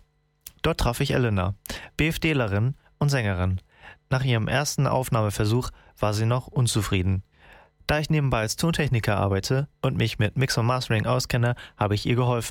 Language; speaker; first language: German; native; German